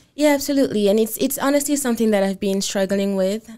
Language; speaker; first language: English; non-native, fluent; French